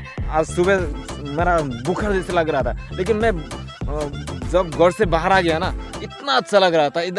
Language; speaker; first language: Hindi; non-native, local second language; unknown